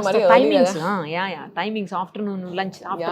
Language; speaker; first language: Telugu; native; Telugu